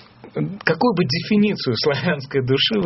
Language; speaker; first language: Russian; native; Russian